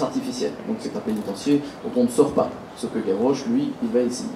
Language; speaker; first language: French; native; French